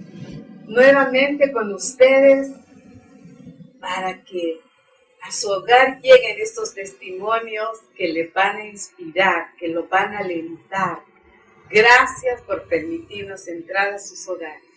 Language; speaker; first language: Spanish; native; Spanish